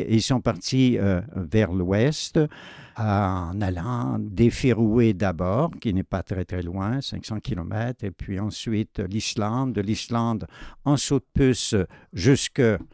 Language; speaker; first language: French; native; French